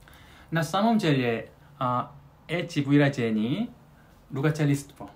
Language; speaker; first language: Russian; non-native, learner; Korean